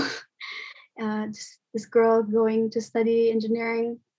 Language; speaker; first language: English; non-native, fluent; Indonesian